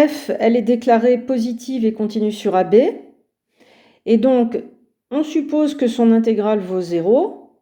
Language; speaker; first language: French; native; French